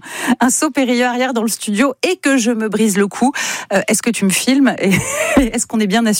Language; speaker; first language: French; native; French